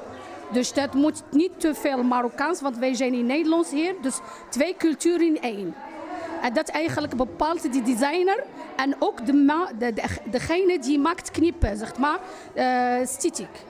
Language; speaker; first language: Dutch; non-native, fluent; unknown